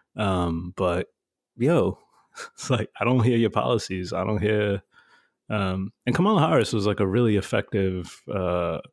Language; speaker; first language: English; early bilingual, other home language; Spanish